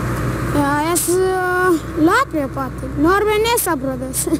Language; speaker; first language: Latvian; early bilingual, heritage; Latvian